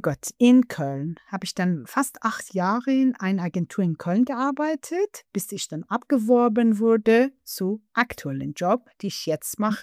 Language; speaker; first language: German; non-native, fluent; Persian